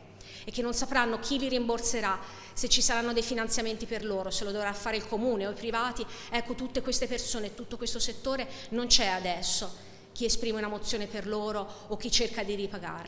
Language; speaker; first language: Italian; native; Italian